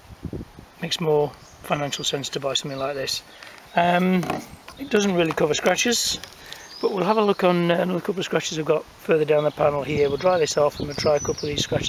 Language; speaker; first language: English; native; English